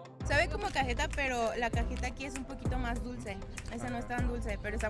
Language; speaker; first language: Spanish; native; Spanish